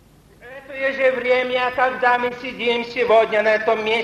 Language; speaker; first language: Russian; non-native, fluent; Polish